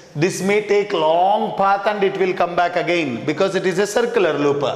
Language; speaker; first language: English; non-native, local second language; Kannada